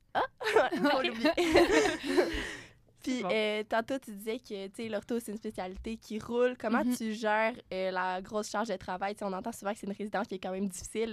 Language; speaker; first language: French; native; French